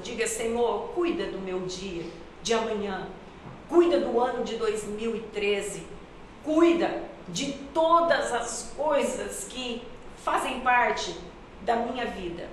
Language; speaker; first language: Portuguese; native; Portuguese